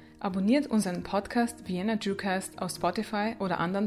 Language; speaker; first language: German; native; German